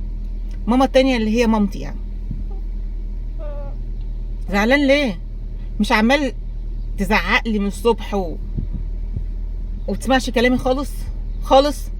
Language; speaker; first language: Arabic; native; Arabic